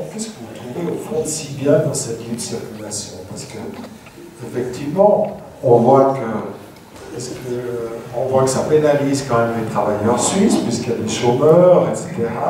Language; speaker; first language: French; native; French